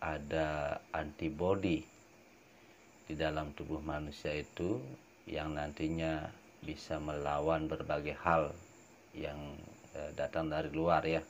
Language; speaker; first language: Indonesian; native; Indonesian